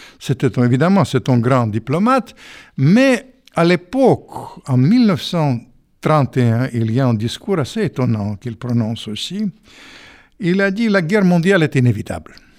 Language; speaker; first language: French; non-native, fluent; Russian